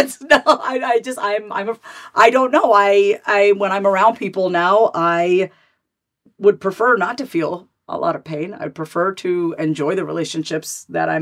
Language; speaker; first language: English; native; English